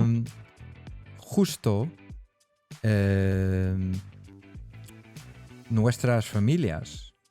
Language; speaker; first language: Spanish; non-native, fluent; Dutch